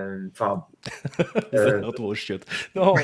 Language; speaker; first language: French; native; French